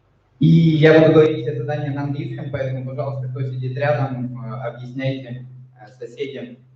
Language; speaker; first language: Russian; native; Russian